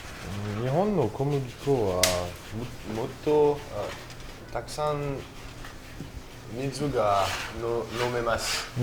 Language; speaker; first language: Japanese; non-native, learner; French